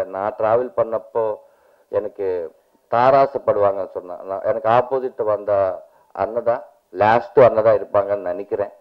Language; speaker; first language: Tamil; non-native, learner; Telugu